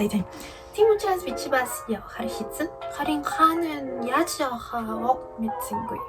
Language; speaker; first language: Mongolian; early bilingual, heritage; Mongolian